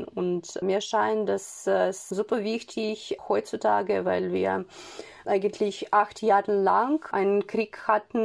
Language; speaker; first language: German; non-native, fluent; Ukrainian